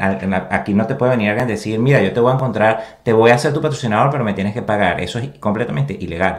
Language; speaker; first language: Spanish; native; Spanish